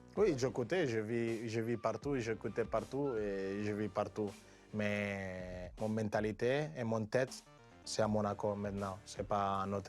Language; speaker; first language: French; non-native, learner; Spanish